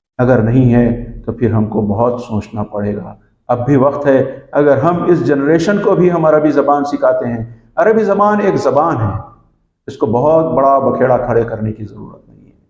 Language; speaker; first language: Urdu; native; Urdu